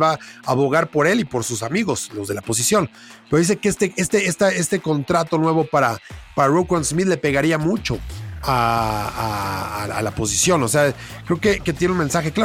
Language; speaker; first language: Spanish; native; Spanish